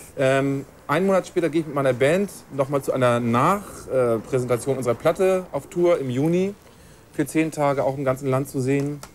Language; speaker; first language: German; native; German